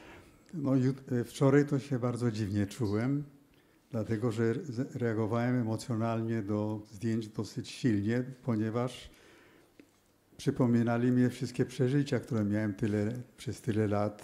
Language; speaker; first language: Polish; early bilingual, heritage; Polish